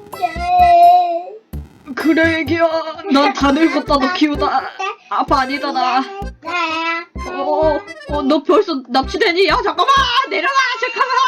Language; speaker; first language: Korean; native; Korean